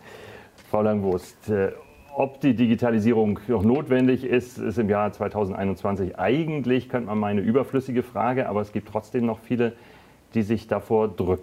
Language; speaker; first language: German; native; German